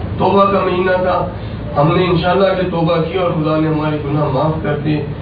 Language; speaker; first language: Urdu; native; Urdu